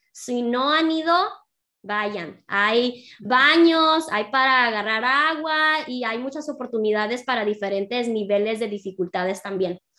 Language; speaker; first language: Spanish; early bilingual, heritage; Spanish